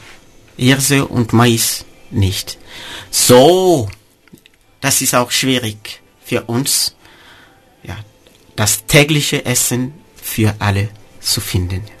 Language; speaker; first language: German; non-native, fluent; Mossi